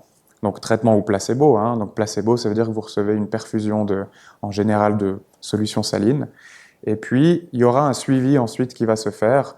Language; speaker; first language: French; native; French